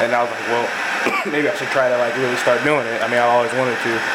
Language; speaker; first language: English; native; English